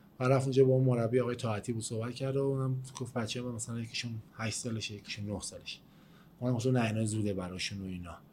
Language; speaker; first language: Persian; native; Persian